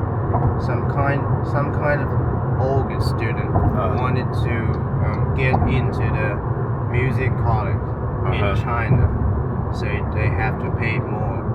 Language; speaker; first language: English; non-native, fluent; Chinese